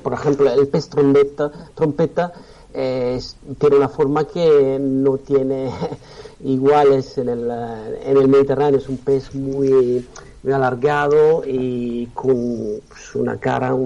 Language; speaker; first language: Spanish; non-native, fluent; Italian